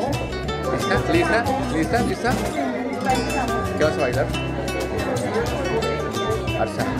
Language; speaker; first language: Spanish; native; Spanish